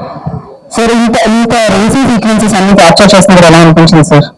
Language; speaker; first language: Telugu; native; Telugu